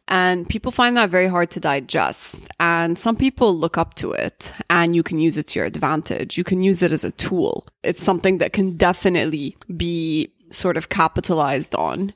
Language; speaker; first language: English; early bilingual, other home language; Arabic